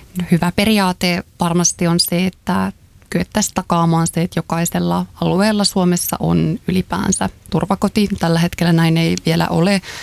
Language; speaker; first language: Finnish; native; Finnish